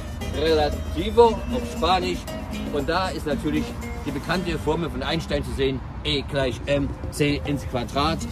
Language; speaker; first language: German; native; German